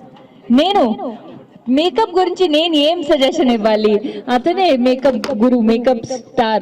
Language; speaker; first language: Telugu; non-native, local second language; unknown